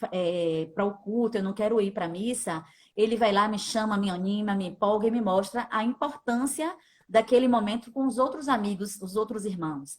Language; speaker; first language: Portuguese; native; Portuguese